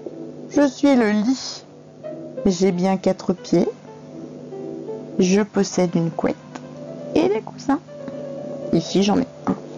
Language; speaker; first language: French; native; French